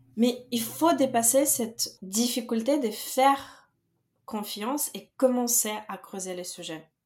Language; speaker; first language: French; non-native, fluent; Russian